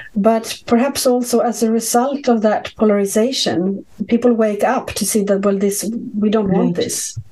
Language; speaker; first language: English; non-native, fluent; Swedish